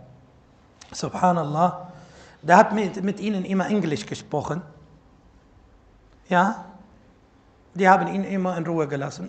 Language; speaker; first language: German; non-native, fluent; Arabic